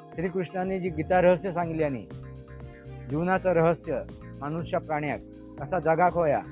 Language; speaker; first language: Marathi; non-native, local second language; Konkani